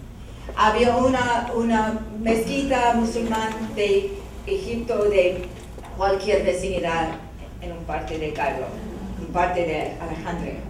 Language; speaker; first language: Spanish; non-native, learner; English